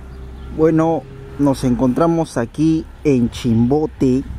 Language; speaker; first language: Spanish; native; Spanish